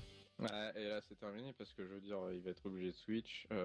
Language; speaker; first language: French; native; French